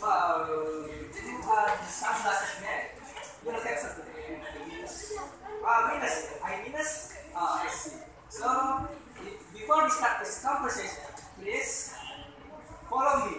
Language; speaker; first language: English; non-native, learner; Indonesian